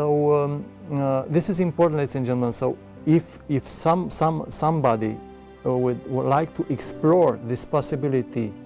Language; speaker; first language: English; non-native, fluent; Romanian